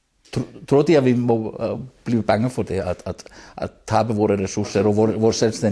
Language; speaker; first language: Danish; non-native, fluent; Icelandic